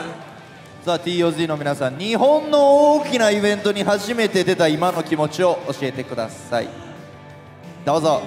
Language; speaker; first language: Japanese; native; Japanese